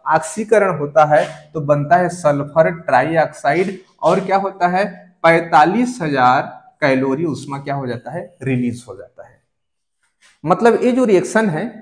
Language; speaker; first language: Hindi; native; Hindi